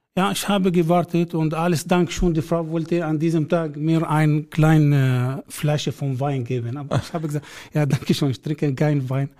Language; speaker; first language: German; non-native, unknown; Arabic